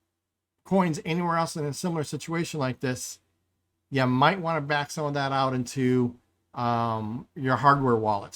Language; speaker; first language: English; native; English